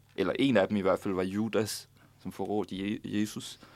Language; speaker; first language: Danish; native; Danish